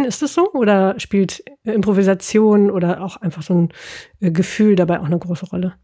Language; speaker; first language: German; native; German